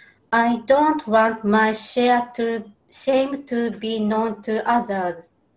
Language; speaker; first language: English; non-native, learner; Japanese